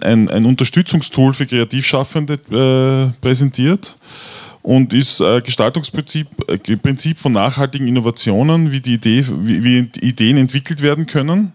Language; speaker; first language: German; native; German